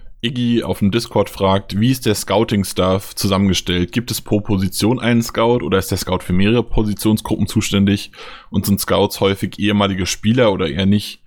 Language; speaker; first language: German; native; German